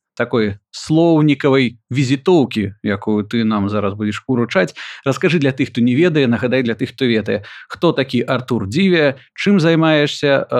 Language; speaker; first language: Belarusian; non-native, local second language; Russian